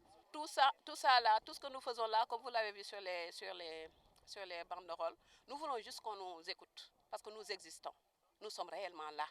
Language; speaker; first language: French; non-native, local second language; Wolof